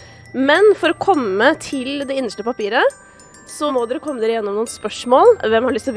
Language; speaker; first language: Norwegian; native; Norwegian